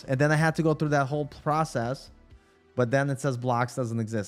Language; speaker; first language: English; native; English